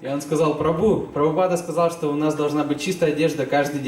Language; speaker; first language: Russian; native; Russian